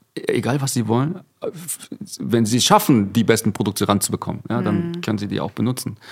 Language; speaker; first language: German; early bilingual, other home language; Korean